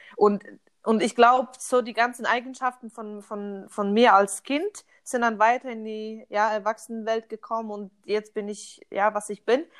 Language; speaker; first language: German; non-native, fluent; Polish